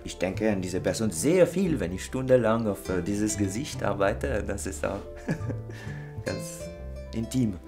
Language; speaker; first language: German; non-native, fluent; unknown